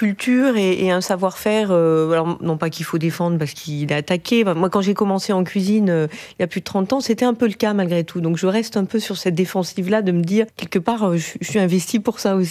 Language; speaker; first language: French; native; French